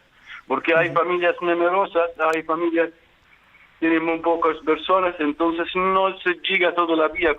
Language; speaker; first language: Spanish; non-native, fluent; Arabic